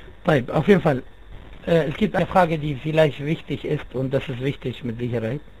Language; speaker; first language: German; non-native, fluent; Arabic